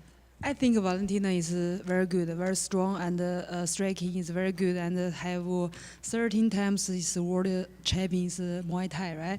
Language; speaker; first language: English; non-native, learner; Chinese